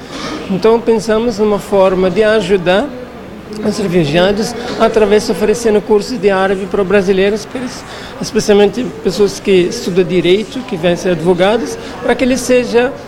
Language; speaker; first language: Portuguese; non-native, fluent; Arabic